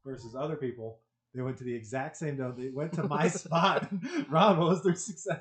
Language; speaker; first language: English; native; English